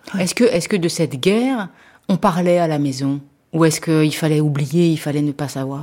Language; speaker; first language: French; native; French